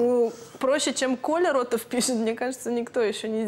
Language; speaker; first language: Russian; native; Russian